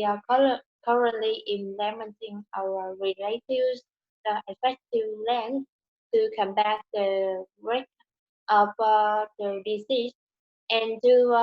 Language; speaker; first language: English; non-native, learner; Vietnamese